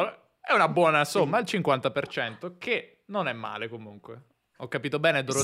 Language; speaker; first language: Italian; native; Italian